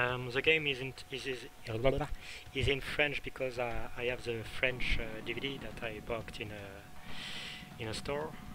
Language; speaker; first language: English; non-native, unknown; French